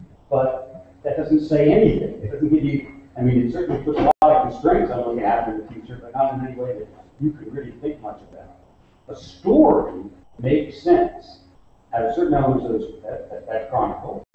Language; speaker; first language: English; native; English